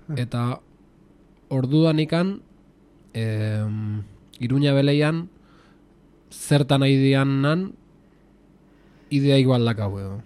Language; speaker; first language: Basque; native; Basque